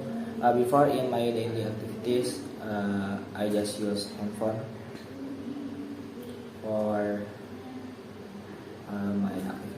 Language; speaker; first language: English; non-native, learner; Indonesian